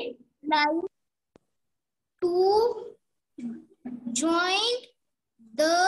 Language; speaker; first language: English; non-native, learner; Hindi